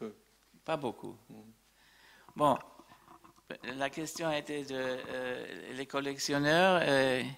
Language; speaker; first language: French; non-native, fluent; German